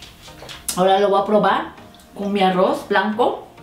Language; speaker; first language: Spanish; non-native, fluent; Korean